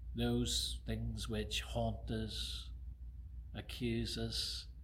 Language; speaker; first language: English; native; English